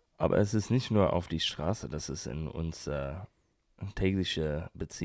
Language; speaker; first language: German; non-native, learner; English